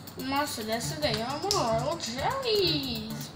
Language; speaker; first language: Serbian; early bilingual, heritage; Serbian